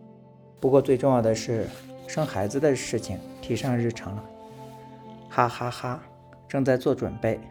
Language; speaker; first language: Chinese; native; Chinese